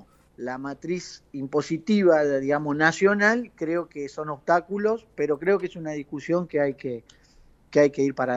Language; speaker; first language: Spanish; native; Spanish